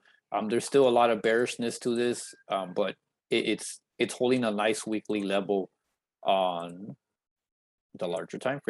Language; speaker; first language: English; native; English